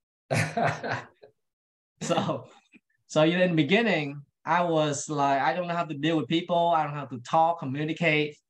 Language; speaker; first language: English; non-native, fluent; Vietnamese